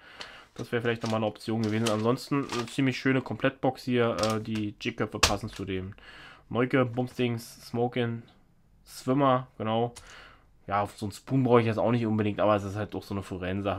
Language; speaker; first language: German; native; German